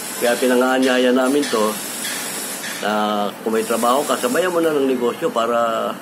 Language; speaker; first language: Filipino; native; Filipino